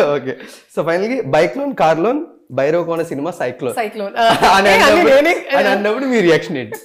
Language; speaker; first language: Telugu; native; Telugu